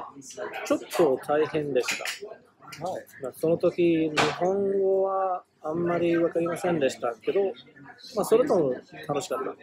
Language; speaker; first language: Japanese; non-native, learner; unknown